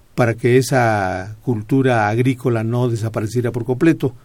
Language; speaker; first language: Spanish; native; Spanish